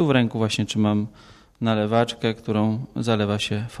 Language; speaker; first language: Polish; native; Polish